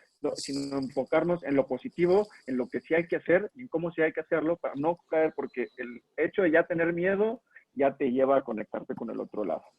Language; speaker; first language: Spanish; native; Spanish